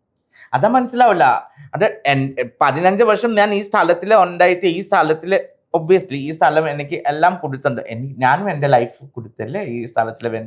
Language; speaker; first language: Malayalam; non-native, local second language; Assamese